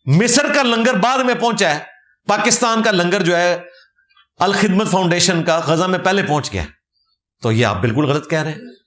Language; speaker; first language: Urdu; non-native, local second language; Punjabi